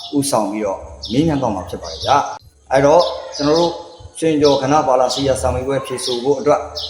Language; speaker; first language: Burmese; native; Burmese